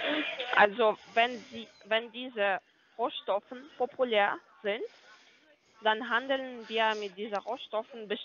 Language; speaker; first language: German; non-native, learner; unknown